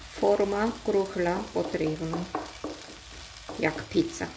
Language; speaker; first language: Ukrainian; non-native, learner; Korean